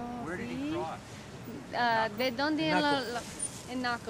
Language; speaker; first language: Spanish; non-native, learner; English